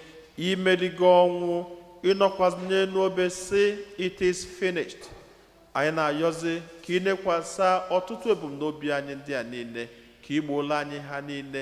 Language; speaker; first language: Igbo; native; Igbo